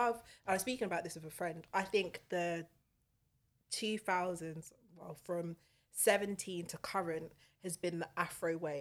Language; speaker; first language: English; native; English